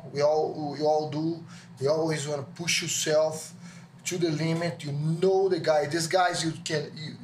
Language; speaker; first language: English; non-native, learner; Portuguese